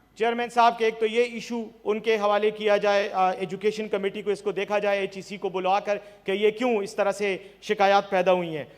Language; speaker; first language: Urdu; non-native, local second language; Pashto